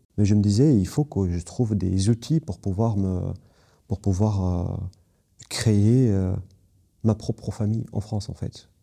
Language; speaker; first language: French; non-native, fluent; Kurdish